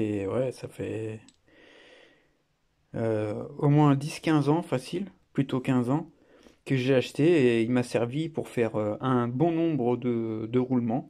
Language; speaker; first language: French; native; French